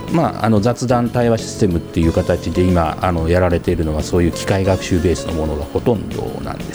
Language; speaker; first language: Japanese; native; Japanese